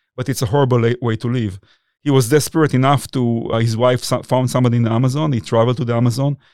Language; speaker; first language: English; non-native, fluent; Hebrew